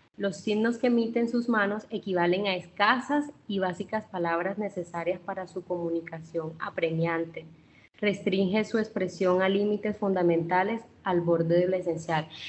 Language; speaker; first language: Spanish; non-native, local second language; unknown